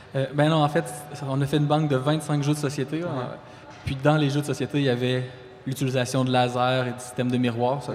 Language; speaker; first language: French; native; French